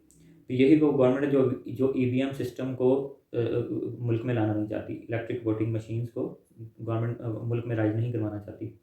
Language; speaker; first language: Urdu; native; Urdu